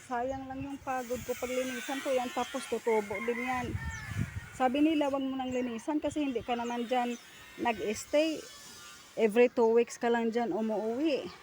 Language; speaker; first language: Filipino; non-native, local second language; Hiligaynon